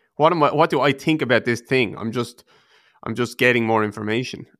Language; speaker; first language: English; native; English